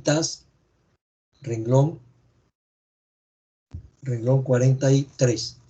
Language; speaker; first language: Spanish; native; Spanish